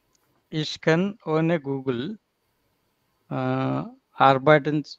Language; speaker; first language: German; non-native, learner; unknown